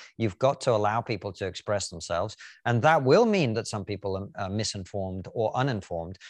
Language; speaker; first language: English; non-native, fluent; Russian